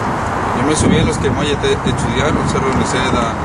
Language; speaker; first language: French; non-native, learner; Spanish